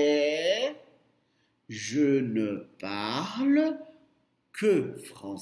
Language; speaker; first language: French; non-native, fluent; Portuguese